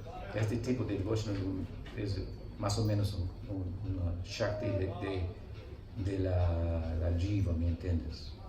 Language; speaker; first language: Spanish; non-native, learner; English